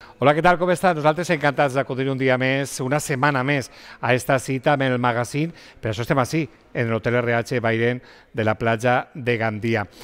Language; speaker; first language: Catalan; native; Catalan